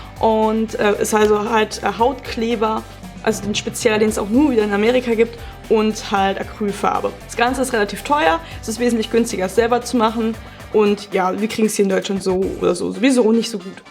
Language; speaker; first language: German; native; German